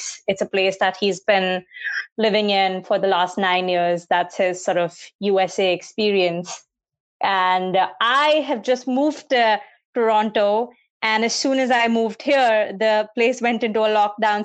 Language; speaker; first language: English; non-native, local second language; Hindi